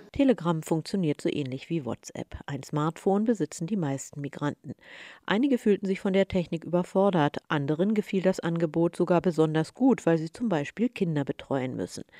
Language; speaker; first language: German; native; German